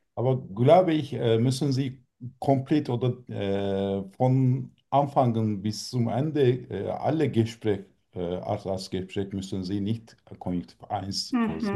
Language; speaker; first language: German; non-native, learner; Turkish